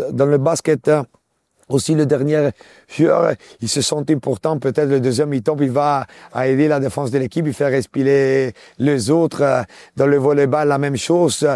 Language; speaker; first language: French; non-native, local second language; Italian